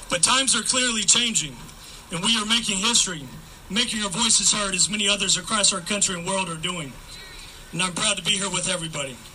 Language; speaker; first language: English; native; English